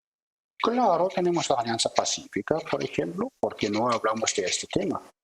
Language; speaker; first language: Spanish; non-native, fluent; German